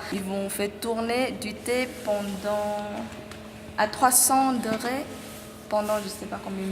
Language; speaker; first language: French; non-native, fluent; Vietnamese